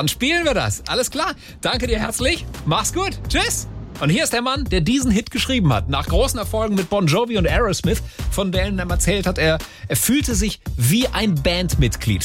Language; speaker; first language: German; native; German